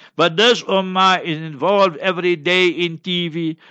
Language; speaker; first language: English; early bilingual, other home language; Hindi